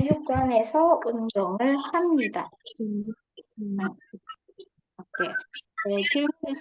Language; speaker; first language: Korean; non-native, fluent; Indonesian